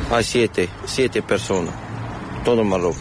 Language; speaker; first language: Spanish; non-native, learner; Arabic